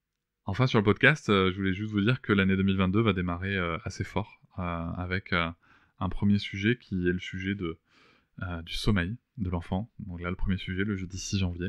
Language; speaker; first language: French; native; French